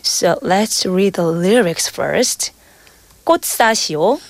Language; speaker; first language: English; non-native, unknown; Korean